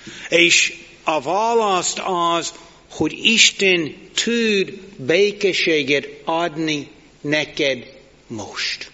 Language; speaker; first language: Hungarian; non-native, learner; English